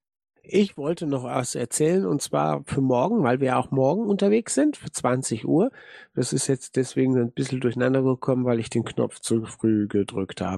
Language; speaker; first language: German; native; German